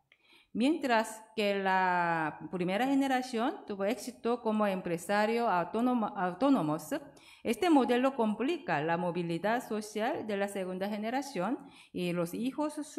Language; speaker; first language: Spanish; non-native, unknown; Korean